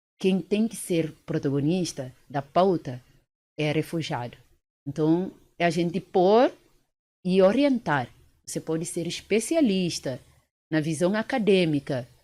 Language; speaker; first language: Portuguese; early bilingual, other home language; Upper Guinea Crioulo